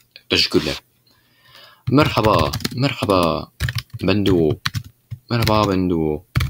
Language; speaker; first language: Turkish; non-native, learner; English